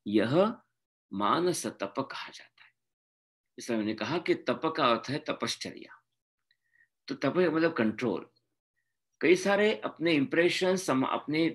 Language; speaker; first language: Hindi; non-native, local second language; Marathi